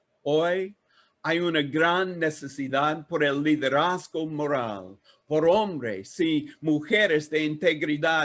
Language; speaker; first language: Spanish; non-native, learner; English